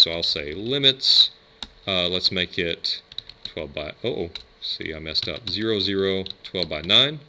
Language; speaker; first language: English; native; English